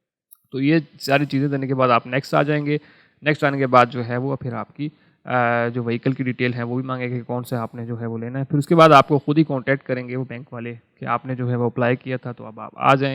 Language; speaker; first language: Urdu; non-native, local second language; Punjabi